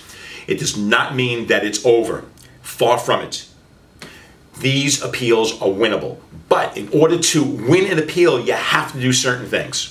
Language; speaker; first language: English; native; English